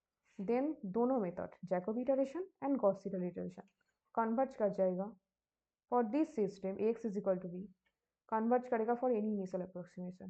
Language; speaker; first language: Hindi; native; Hindi